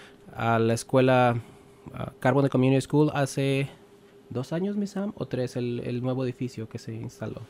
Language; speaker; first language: Spanish; native; Spanish